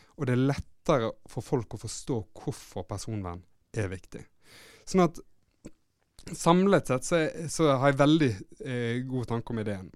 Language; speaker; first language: Norwegian; native; Norwegian